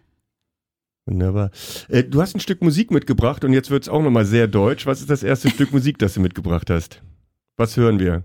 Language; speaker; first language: German; native; German